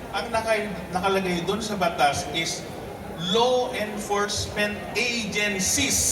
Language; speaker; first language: Filipino; non-native, local second language; Iloko